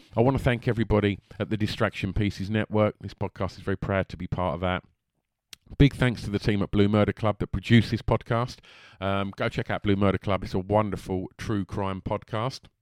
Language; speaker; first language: English; native; English